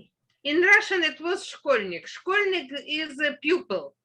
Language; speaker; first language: English; non-native, learner; Russian